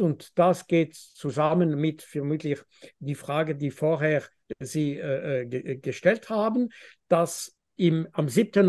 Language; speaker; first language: German; non-native, fluent; French